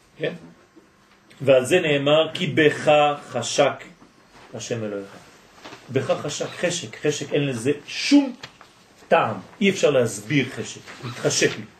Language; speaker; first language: Hebrew; non-native, fluent; French